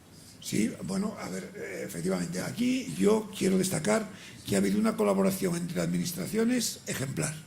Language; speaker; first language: Spanish; native; Spanish